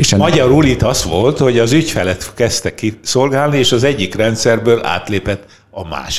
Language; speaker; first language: Hungarian; native; Hungarian